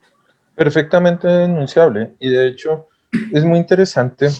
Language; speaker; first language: Spanish; native; Spanish